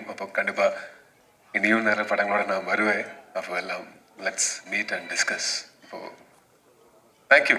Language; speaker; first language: Tamil; non-native, learner; Malayalam